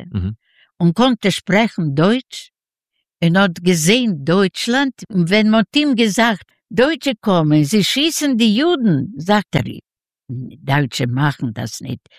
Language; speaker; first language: German; non-native, learner; Yiddish